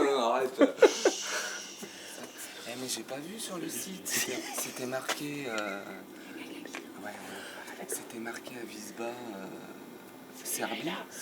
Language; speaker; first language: French; native; French